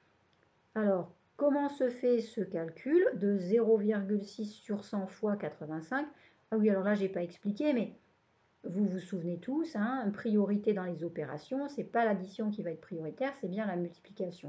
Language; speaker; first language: French; native; French